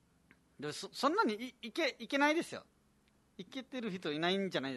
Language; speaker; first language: Japanese; non-native, fluent; Nepali